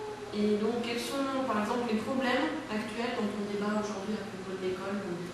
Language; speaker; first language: French; native; French